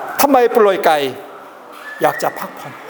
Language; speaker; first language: Thai; non-native, learner; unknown